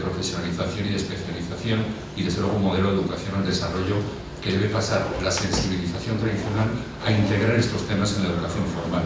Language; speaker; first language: Spanish; native; Spanish